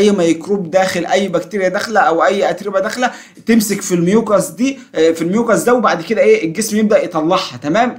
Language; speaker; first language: Arabic; native; Arabic